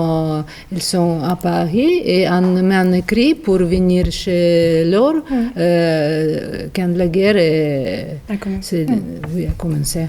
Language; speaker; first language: French; non-native, fluent; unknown